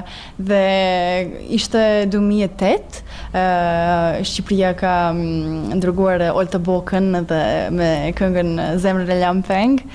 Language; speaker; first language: Albanian; non-native, fluent; Serbian